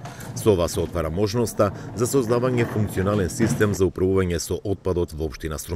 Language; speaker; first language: Macedonian; native; Macedonian